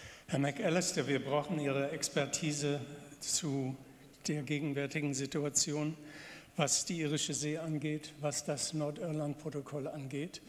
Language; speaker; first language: German; native; German